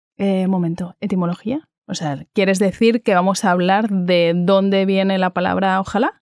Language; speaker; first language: Spanish; native; Spanish